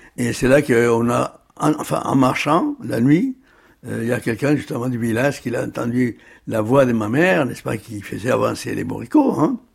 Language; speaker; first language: French; early bilingual, other home language; Spanish